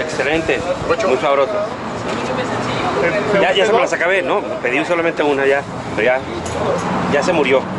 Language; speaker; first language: Spanish; native; Spanish